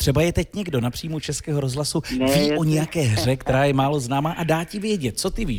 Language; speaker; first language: Czech; native; Czech